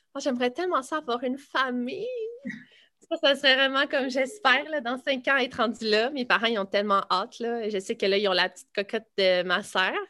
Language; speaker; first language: French; native; French